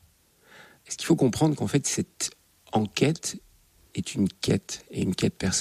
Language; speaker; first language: French; native; French